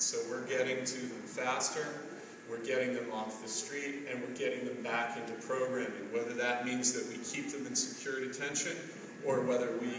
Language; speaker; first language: English; native; English